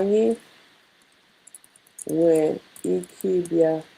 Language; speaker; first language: Igbo; non-native, learner; English